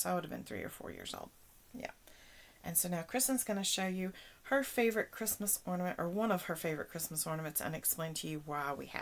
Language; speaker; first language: English; native; English